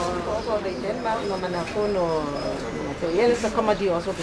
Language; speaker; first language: Danish; non-native, fluent; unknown